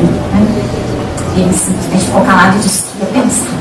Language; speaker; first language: Portuguese; native; Portuguese